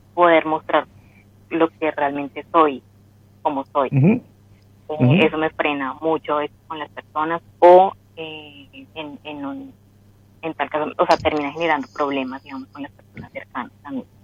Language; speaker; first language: Spanish; native; Spanish